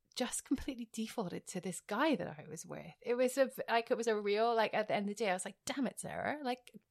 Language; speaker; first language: English; native; English